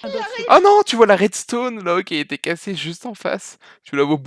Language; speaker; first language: French; native; French